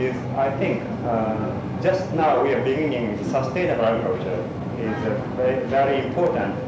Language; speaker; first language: English; non-native, learner; Japanese